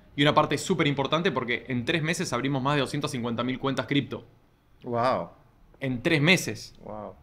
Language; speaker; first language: Spanish; native; Spanish